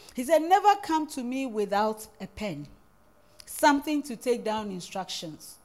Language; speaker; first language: English; non-native, local second language; Akan